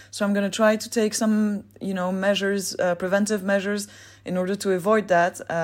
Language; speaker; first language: English; non-native, fluent; French